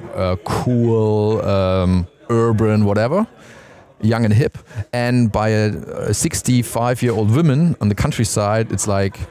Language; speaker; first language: English; non-native, fluent; German